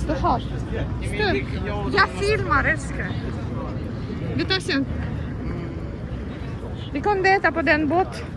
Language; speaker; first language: Swedish; non-native, learner; Russian